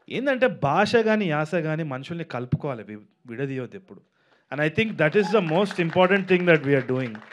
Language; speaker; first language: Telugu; native; Telugu